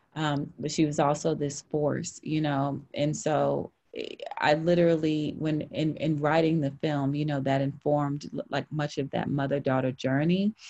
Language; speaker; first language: English; native; English